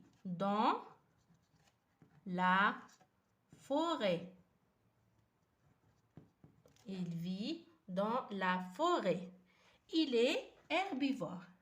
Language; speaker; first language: French; non-native, fluent; Arabic